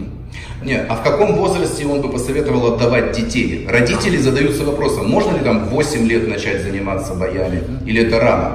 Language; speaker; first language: Russian; native; Russian